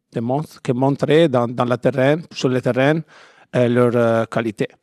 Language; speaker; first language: French; non-native, learner; Italian